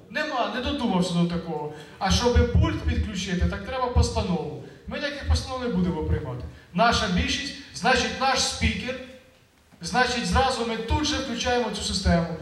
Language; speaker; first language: Ukrainian; native; Ukrainian